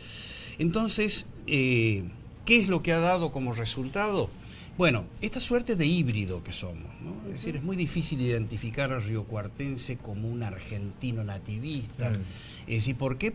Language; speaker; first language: Spanish; native; Spanish